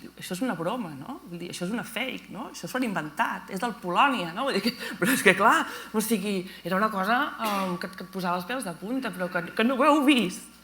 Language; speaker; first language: Catalan; native; Catalan